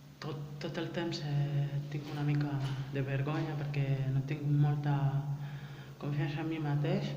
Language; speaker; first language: Catalan; non-native, learner; French